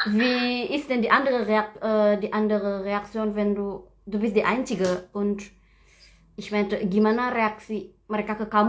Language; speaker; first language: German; non-native, learner; Indonesian